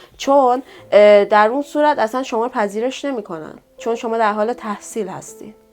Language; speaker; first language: Persian; native; Persian